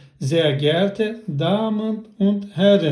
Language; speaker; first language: German; non-native, fluent; Turkish